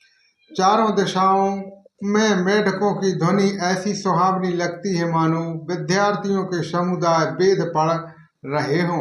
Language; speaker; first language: Hindi; native; Hindi